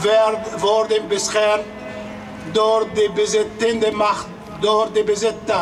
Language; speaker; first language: Dutch; non-native, learner; Arabic